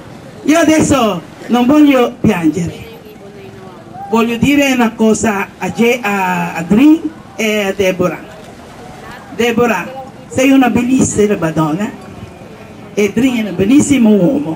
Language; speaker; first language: Italian; non-native, learner; Filipino